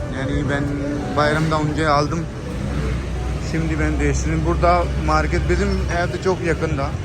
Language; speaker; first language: Turkish; non-native, learner; Urdu